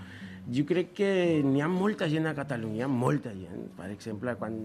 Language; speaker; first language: Catalan; non-native, fluent; Spanish